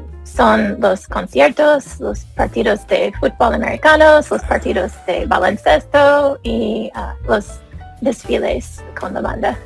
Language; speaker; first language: Spanish; non-native, learner; English